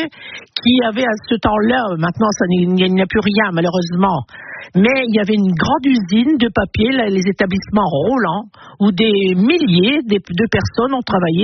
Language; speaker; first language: French; native; French